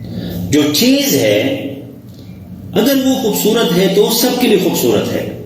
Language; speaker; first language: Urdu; non-native, local second language; Pashto